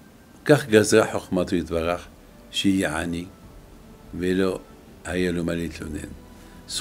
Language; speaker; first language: Hebrew; non-native, fluent; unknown